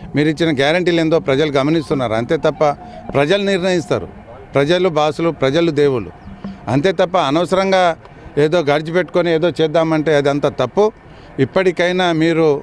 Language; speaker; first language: Telugu; non-native, local second language; Lambadi